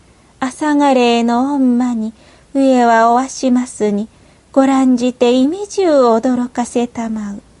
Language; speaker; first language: Japanese; native; Japanese